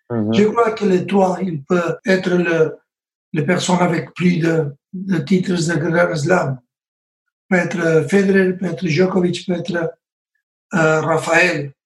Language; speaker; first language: French; non-native, learner; Spanish